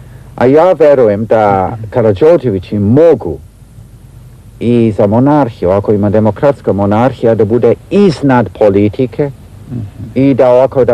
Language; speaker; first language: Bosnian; early bilingual, heritage; Serbian